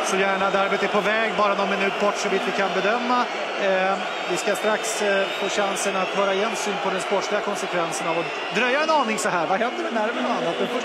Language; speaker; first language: Swedish; native; Swedish